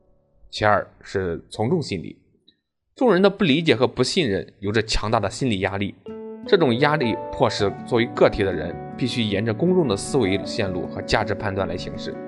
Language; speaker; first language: Chinese; native; Chinese